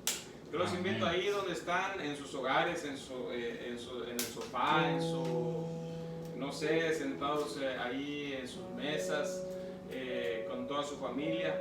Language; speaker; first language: Spanish; native; Spanish